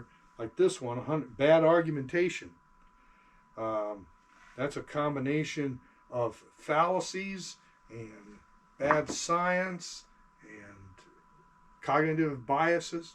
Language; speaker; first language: English; native; English